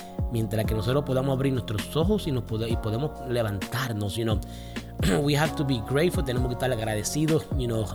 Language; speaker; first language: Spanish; early bilingual, heritage; Spanish